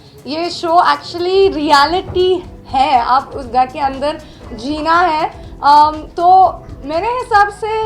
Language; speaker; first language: Hindi; non-native, local second language; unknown